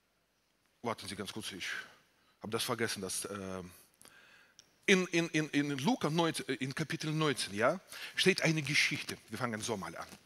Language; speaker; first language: German; non-native, fluent; Russian